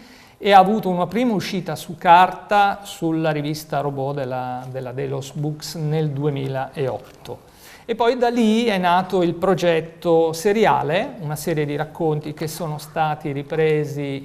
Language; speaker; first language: Italian; native; Italian